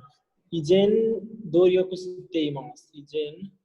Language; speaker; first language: Japanese; non-native, learner; Hindi